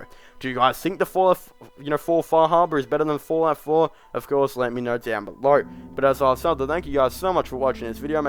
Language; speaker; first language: English; native; English